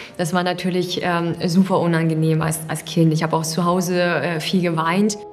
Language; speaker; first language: German; early bilingual, other home language; Chinese